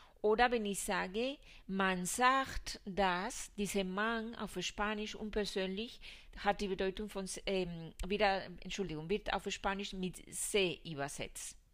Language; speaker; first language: German; non-native, fluent; Spanish